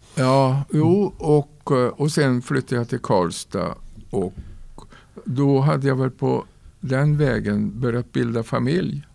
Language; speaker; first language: Swedish; native; Swedish